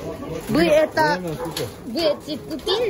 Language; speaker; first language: Russian; non-native, learner; Korean